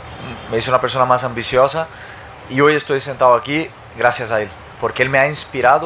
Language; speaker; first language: Spanish; non-native, fluent; Portuguese